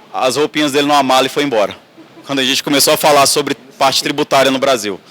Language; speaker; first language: Portuguese; native; Portuguese